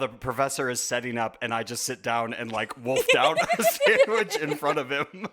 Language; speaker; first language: English; native; English